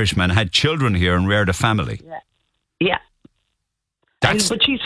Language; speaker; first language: English; non-native, fluent; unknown